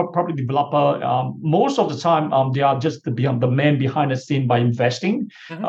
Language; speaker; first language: English; non-native, local second language; Chinese